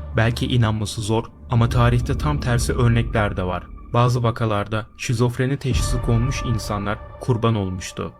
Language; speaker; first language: Turkish; native; Turkish